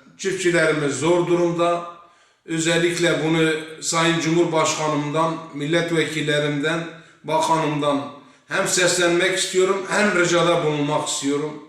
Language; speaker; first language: Turkish; native; Turkish